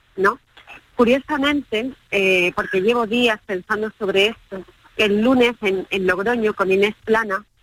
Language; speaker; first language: Spanish; native; Spanish